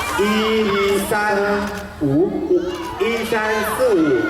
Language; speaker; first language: Chinese; non-native, fluent; Thai